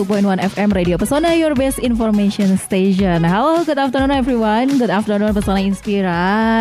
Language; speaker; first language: English; non-native, learner; Indonesian